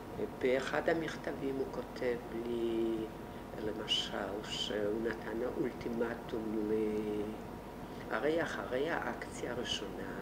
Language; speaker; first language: Hebrew; non-native, fluent; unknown